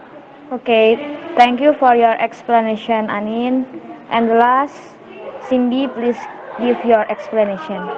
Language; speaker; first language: English; non-native, learner; Indonesian